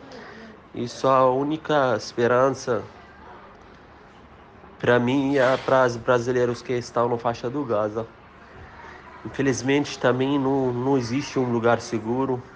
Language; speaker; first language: Portuguese; non-native, fluent; Arabic